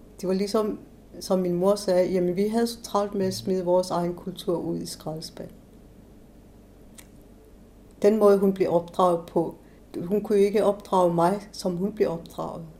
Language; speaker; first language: Danish; non-native, local second language; Kalaallisut